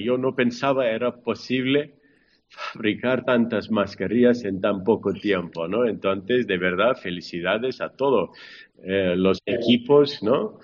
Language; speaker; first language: Spanish; non-native, fluent; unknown